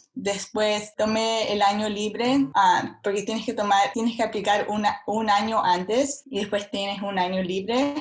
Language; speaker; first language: Spanish; early bilingual, heritage; Spanish